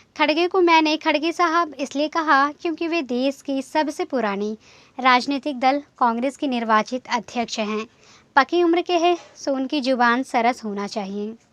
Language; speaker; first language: Hindi; native; Hindi